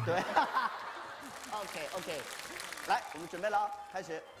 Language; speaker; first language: Chinese; native; Chinese